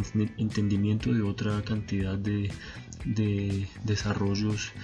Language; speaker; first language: Spanish; native; Spanish